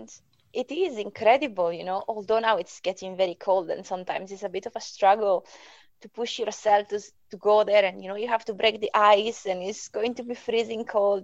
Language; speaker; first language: English; non-native, fluent; Italian